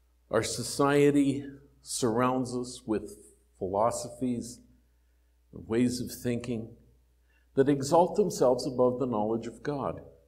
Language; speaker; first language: English; native; English